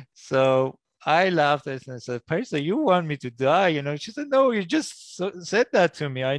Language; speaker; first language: English; non-native, fluent; Persian